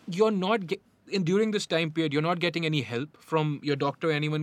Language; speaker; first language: English; non-native, local second language; Hindi